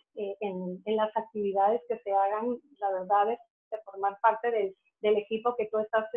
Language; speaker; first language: Spanish; native; Spanish